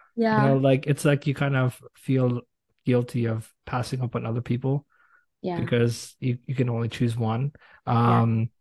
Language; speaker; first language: English; native; English